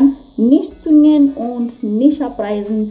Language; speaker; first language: German; non-native, fluent; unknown